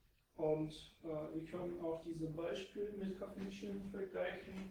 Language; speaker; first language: German; non-native, fluent; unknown